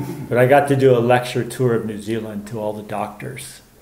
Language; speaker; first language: English; native; English